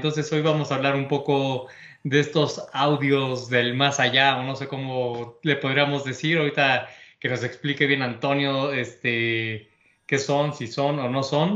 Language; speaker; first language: Spanish; native; Spanish